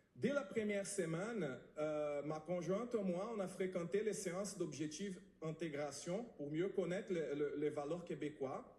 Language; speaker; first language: French; non-native, fluent; Portuguese